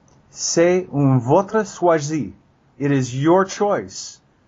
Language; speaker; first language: French; non-native, learner; English